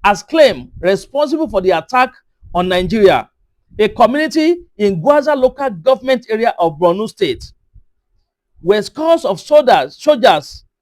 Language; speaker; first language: English; non-native, local second language; Yoruba